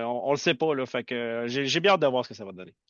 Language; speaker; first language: French; native; French